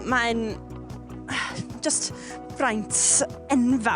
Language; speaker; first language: Welsh; non-native, fluent; English